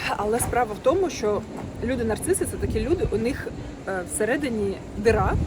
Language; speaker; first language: Ukrainian; non-native, local second language; Russian